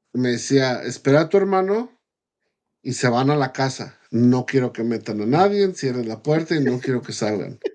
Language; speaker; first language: Spanish; early bilingual, heritage; Spanish